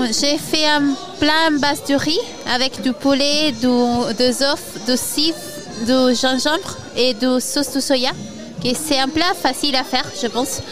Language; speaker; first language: French; non-native, learner; Spanish